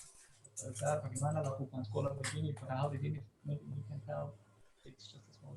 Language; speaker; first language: Indonesian; non-native, fluent; Swiss German